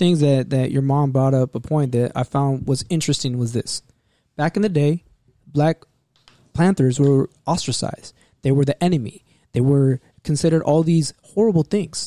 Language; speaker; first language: English; native; English